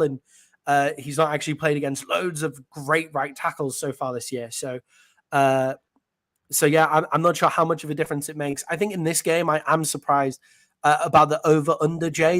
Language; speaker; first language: English; native; English